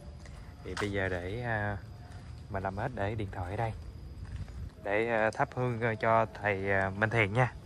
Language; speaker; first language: Vietnamese; native; Vietnamese